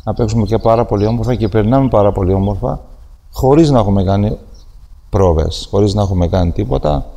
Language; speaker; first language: Greek; non-native, fluent; Armenian